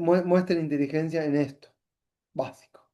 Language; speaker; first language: Spanish; native; Spanish